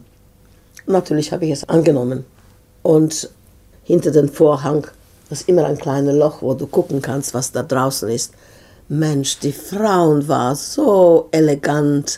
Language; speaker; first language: German; non-native, fluent; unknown